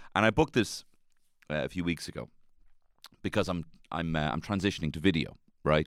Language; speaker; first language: English; native; English